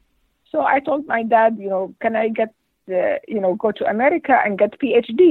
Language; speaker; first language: English; non-native, fluent; Arabic